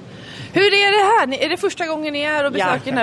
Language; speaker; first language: Swedish; native; Swedish